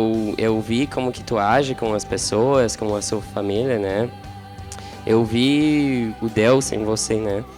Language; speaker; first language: Portuguese; non-native, learner; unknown